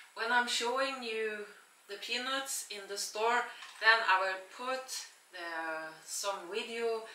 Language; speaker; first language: English; non-native, learner; Norwegian